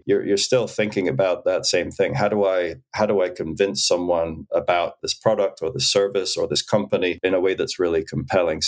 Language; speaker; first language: English; native; English